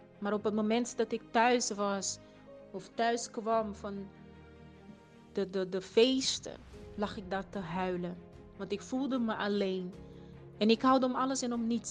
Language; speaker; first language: Dutch; non-native, fluent; Portuguese